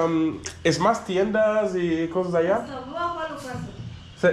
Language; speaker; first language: Spanish; non-native, learner; English